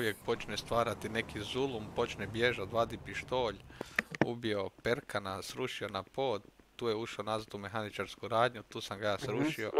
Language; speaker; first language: Serbian; native; Serbian